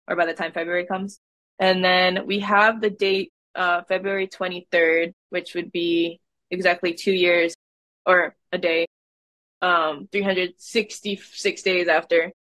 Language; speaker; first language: English; native; English